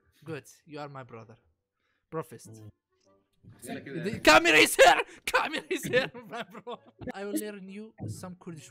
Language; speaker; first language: English; non-native, learner; Central Kurdish